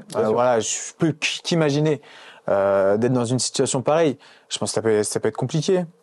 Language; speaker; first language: French; native; French